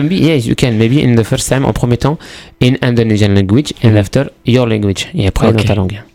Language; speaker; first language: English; non-native, learner; French